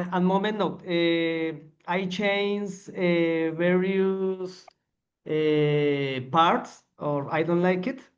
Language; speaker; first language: English; non-native, learner; Spanish